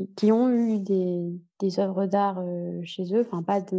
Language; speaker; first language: French; native; French